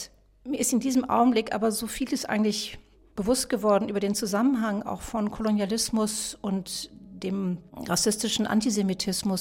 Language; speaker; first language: German; native; German